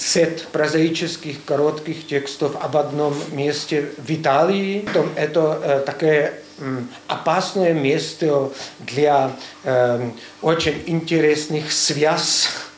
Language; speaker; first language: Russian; non-native, learner; Czech